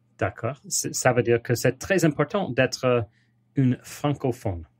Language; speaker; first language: French; non-native, learner; English